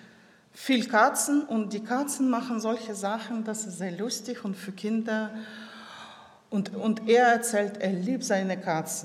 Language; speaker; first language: German; non-native, local second language; Russian